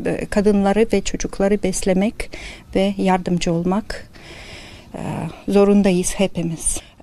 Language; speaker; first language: Turkish; non-native, fluent; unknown